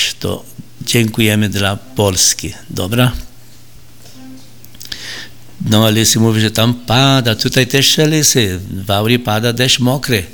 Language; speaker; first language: Polish; early bilingual, heritage; Polish